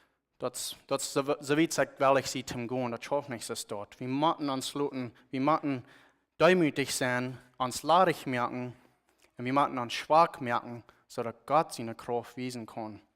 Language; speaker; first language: German; non-native, learner; Plautdietsch